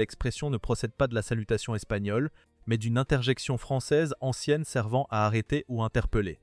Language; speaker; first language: French; native; French